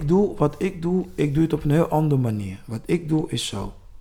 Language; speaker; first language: Dutch; non-native, fluent; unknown